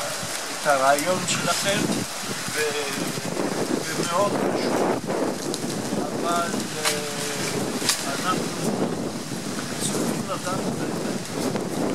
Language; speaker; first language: Hebrew; non-native, fluent; Italian